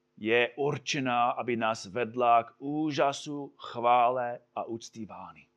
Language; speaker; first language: Czech; non-native, fluent; English